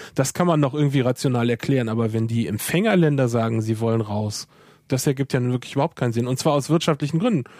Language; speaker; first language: German; native; German